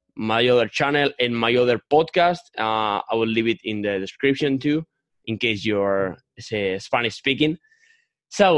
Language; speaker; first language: English; non-native, fluent; Spanish